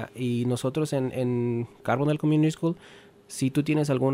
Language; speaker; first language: Spanish; native; Spanish